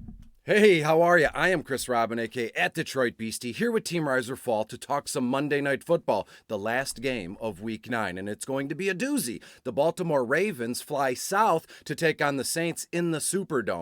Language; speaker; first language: English; native; English